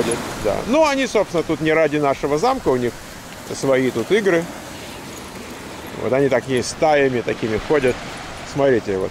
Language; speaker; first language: Russian; native; Russian